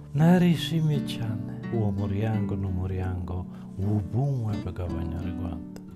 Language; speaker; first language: Kinyarwanda; non-native, fluent; Polish